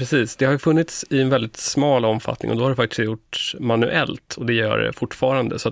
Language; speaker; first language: Swedish; native; Swedish